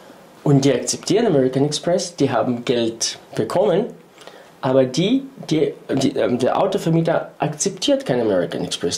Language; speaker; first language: German; non-native, fluent; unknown